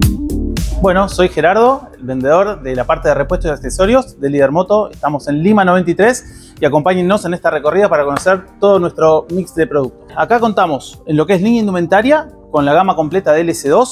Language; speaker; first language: Spanish; native; Spanish